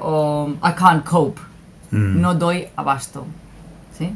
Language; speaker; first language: Spanish; native; Spanish